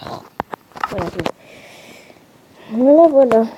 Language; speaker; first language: French; native; French